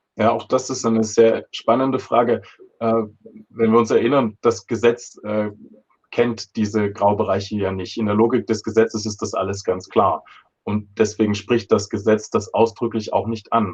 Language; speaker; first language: German; native; German